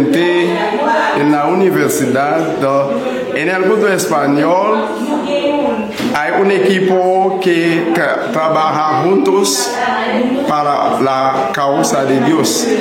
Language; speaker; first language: Spanish; non-native, learner; Haitian Creole